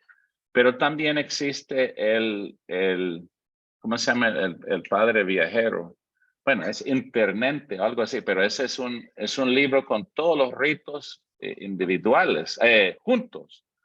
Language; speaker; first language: Spanish; non-native, fluent; English